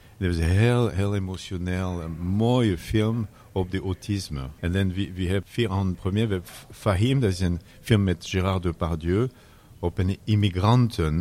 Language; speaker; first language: Dutch; non-native, learner; French